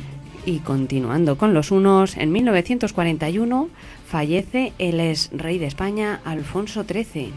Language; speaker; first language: Spanish; native; Spanish